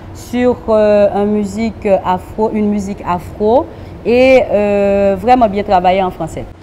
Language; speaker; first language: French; non-native, local second language; Haitian Creole